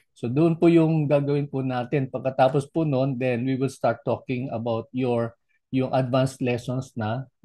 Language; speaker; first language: Filipino; non-native, local second language; Cebuano